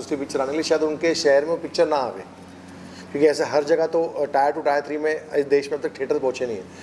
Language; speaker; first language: Hindi; native; Hindi